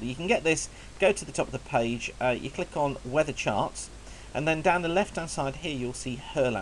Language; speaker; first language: English; native; English